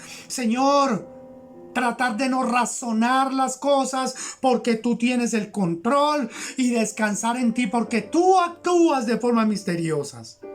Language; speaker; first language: Spanish; native; Spanish